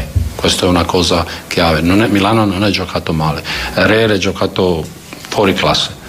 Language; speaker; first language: Italian; non-native, fluent; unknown